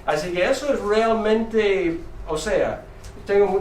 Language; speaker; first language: Spanish; non-native, fluent; English